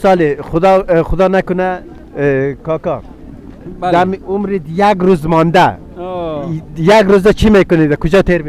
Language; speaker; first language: Persian; non-native, local second language; Uzbek